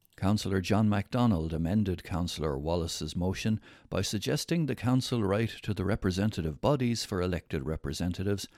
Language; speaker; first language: English; native; English